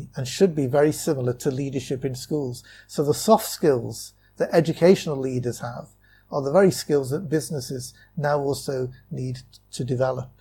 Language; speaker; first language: English; native; English